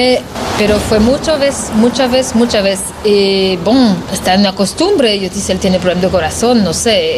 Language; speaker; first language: Spanish; non-native, learner; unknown